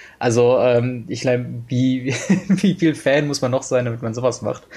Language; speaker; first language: German; native; German